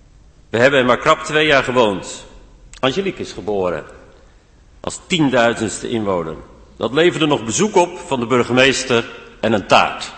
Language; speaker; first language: Dutch; native; Dutch